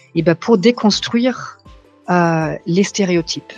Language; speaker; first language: French; non-native, fluent; German